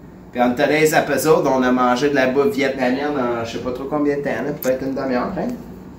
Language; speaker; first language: French; native; French